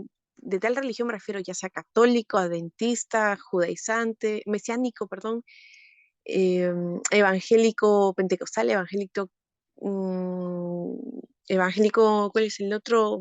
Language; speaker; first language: Spanish; native; Spanish